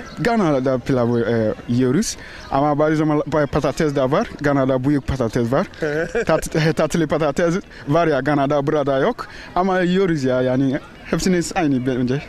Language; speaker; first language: Turkish; non-native, learner; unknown